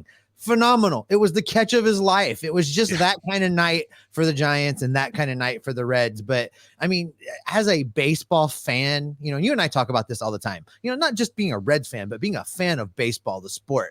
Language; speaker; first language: English; native; English